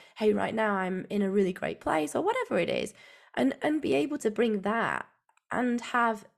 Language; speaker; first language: English; native; English